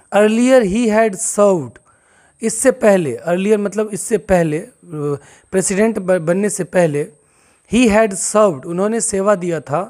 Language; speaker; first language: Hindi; non-native, local second language; Maithili